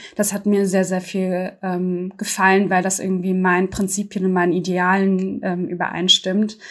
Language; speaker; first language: German; native; German